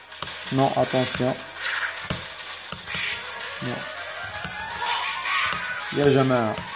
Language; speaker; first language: French; non-native, fluent; Arabic